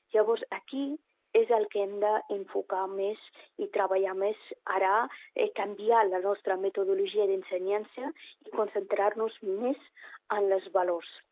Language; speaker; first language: Catalan; non-native, fluent; Persian